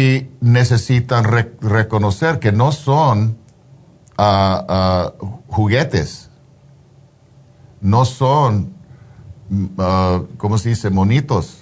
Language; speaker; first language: Spanish; early bilingual, heritage; Spanish